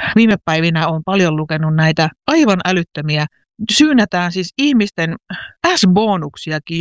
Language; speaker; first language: Finnish; native; Finnish